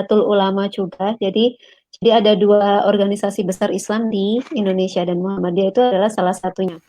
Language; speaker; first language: Indonesian; native; Indonesian